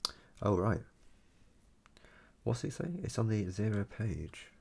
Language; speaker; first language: English; native; English